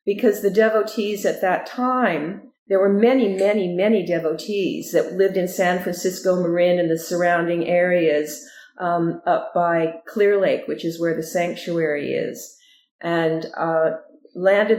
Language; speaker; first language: English; native; English